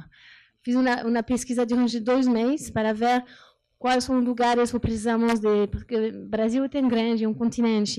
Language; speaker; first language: Portuguese; non-native, learner; French